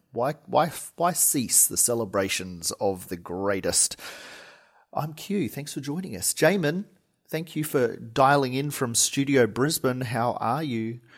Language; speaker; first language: English; native; English